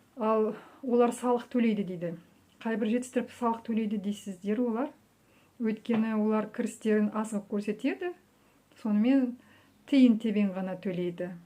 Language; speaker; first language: Kazakh; native; Kazakh